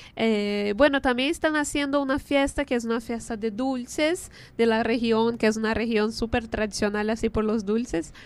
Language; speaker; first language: Spanish; non-native, fluent; Portuguese